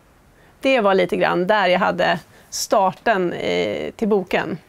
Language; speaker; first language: Swedish; native; Swedish